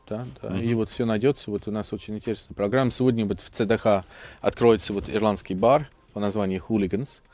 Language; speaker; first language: Russian; non-native, fluent; English